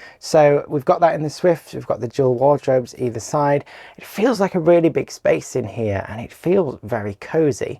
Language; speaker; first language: English; native; English